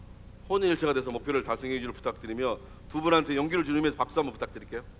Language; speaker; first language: Korean; native; Korean